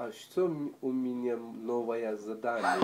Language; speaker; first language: Russian; early bilingual, heritage; Russian